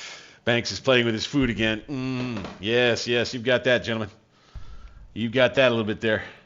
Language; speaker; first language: English; native; English